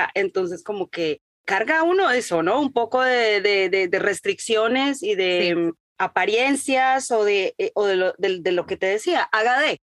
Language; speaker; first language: Spanish; native; Spanish